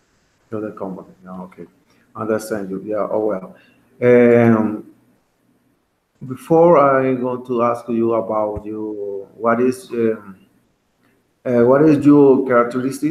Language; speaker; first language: English; non-native, learner; Spanish